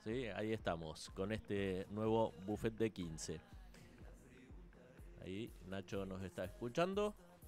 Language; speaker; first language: Spanish; native; Spanish